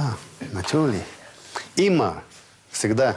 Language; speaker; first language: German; non-native, fluent; Russian